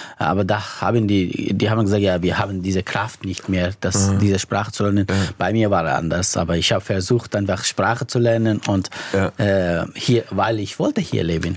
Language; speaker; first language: German; non-native, learner; Persian